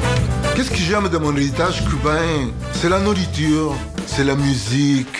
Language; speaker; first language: French; non-native, fluent; Spanish